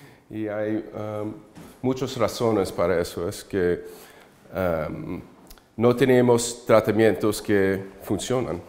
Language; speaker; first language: Spanish; early bilingual, heritage; English